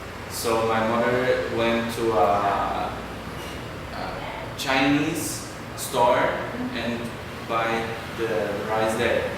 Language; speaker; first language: English; non-native, fluent; German